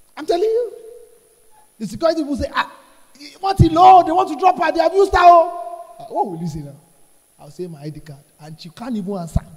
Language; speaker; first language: English; non-native, local second language; Yoruba